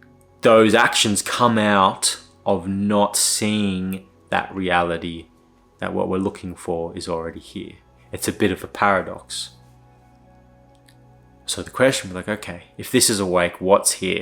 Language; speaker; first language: English; native; English